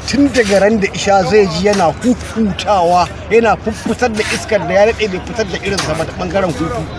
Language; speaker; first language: Hausa; non-native, local second language; Fula